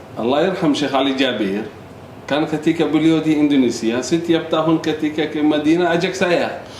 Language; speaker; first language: Indonesian; non-native, fluent; Arabic